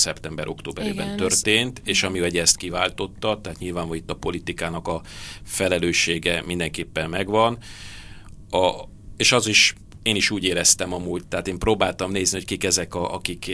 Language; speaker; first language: Hungarian; native; Hungarian